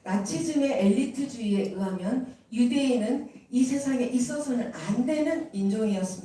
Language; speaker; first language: Korean; native; Korean